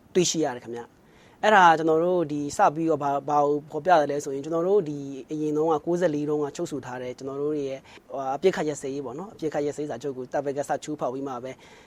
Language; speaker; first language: Burmese; non-native, local second language; Kachin